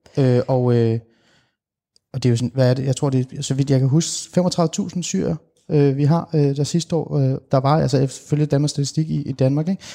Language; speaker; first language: Danish; early bilingual, other home language; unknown